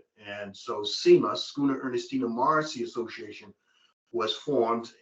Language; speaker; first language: English; native; English